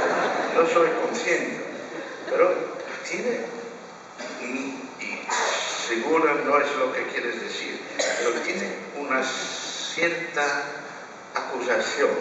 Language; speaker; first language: Spanish; non-native, fluent; Dutch